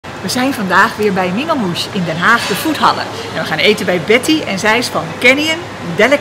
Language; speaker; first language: Dutch; native; Dutch